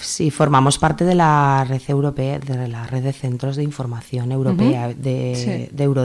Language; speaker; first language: Spanish; native; Spanish